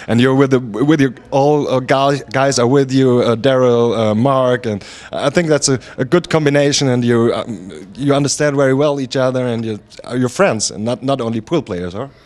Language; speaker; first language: English; non-native, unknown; German